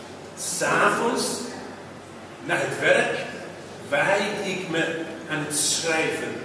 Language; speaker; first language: Dutch; non-native, fluent; Persian